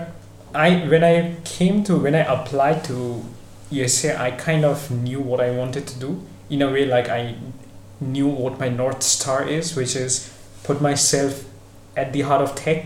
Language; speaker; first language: English; non-native, local second language; Bangla